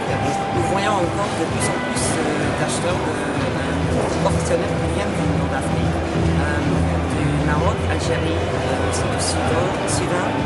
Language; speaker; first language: French; non-native, fluent; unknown